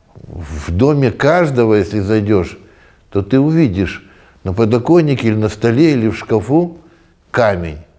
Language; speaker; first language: Russian; native; Russian